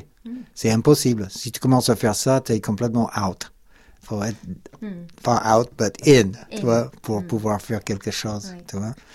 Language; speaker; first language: French; non-native, fluent; English